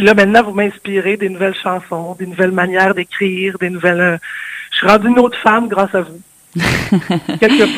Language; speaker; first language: French; native; French